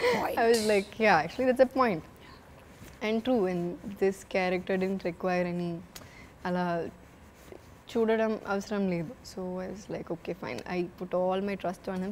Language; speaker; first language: Telugu; non-native, fluent; Malayalam